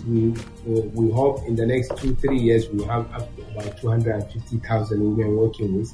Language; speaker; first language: English; non-native, local second language; Hausa